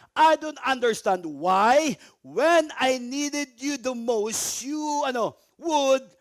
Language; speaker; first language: English; non-native, local second language; Filipino